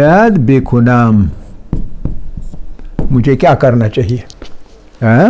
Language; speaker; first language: Persian; non-native, fluent; Urdu